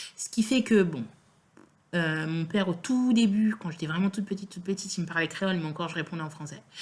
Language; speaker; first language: French; native; French